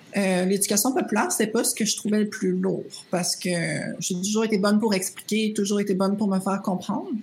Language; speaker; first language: French; native; French